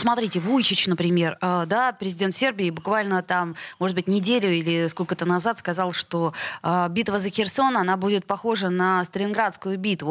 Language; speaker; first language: Russian; native; Russian